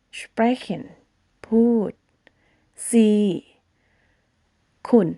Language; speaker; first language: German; non-native, fluent; Thai